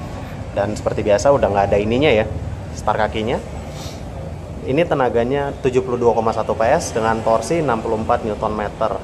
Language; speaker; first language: Indonesian; native; Indonesian